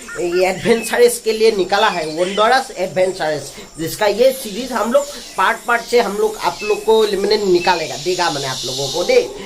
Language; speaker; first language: Hindi; non-native, local second language; Assamese